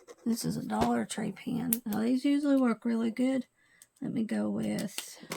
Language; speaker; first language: English; native; English